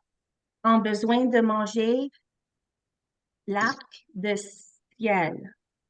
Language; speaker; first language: French; non-native, local second language; English